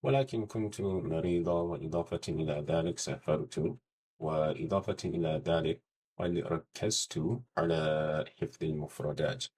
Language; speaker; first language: Arabic; non-native, fluent; English